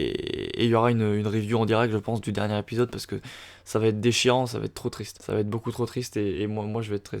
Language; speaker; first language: French; native; French